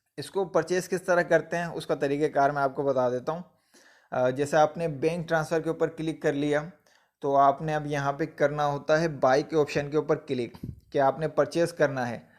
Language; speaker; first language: Hindi; non-native, local second language; Punjabi